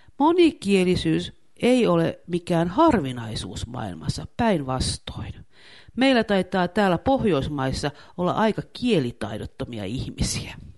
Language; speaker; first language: Finnish; native; Finnish